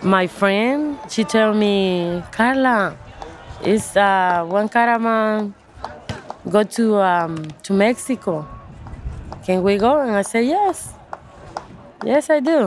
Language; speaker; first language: English; non-native, learner; Spanish